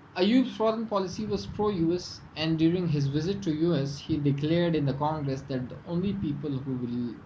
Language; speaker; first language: English; non-native, local second language; Urdu